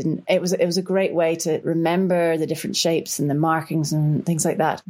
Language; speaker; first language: English; native; English